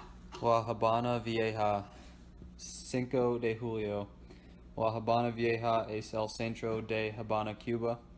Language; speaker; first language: Spanish; non-native, learner; English